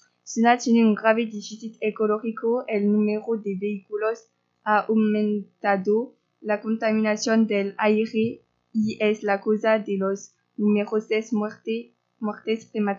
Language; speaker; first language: Spanish; non-native, learner; French